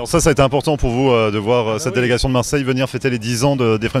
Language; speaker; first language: French; native; French